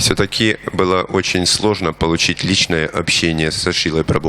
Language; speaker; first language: Russian; native; Russian